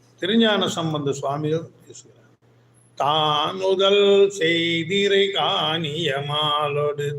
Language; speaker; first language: Tamil; native; Tamil